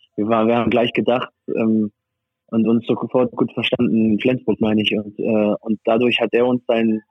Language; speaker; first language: German; non-native, fluent; French